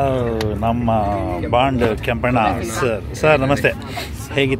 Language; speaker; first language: Kannada; native; Kannada